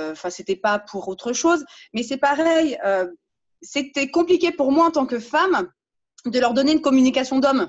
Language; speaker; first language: French; native; French